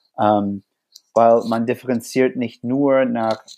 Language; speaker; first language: German; non-native, fluent; English